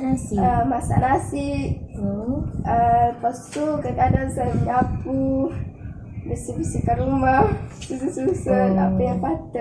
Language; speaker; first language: Malay; native; Malay